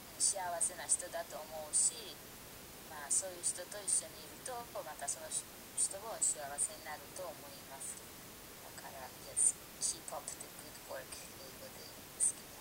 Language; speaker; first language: Japanese; non-native, fluent; Persian